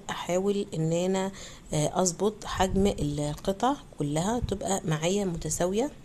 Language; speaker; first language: Arabic; native; Arabic